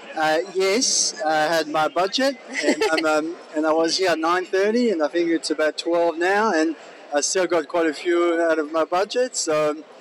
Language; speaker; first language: English; non-native, fluent; French